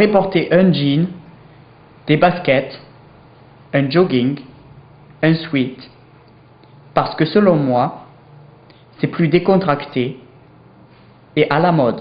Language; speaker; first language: French; non-native, learner; English